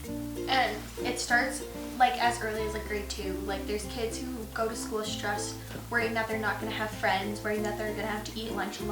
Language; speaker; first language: English; native; English